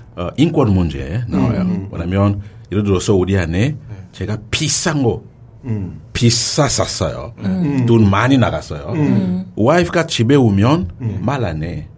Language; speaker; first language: Korean; non-native, learner; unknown